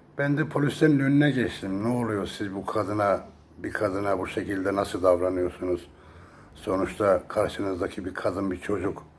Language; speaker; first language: Turkish; native; Turkish